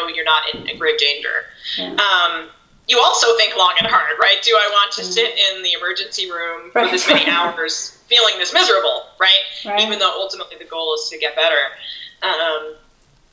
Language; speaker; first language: English; native; English